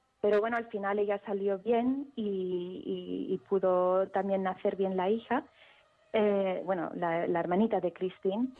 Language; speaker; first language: Spanish; early bilingual, heritage; Spanish